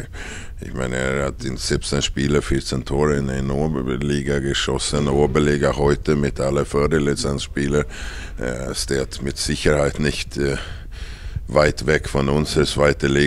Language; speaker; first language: German; non-native, fluent; Swedish